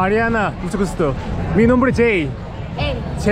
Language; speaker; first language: Spanish; non-native, learner; Korean